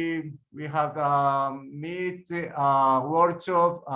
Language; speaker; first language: English; non-native, learner; Spanish